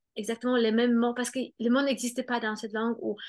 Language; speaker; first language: French; non-native, fluent; Polish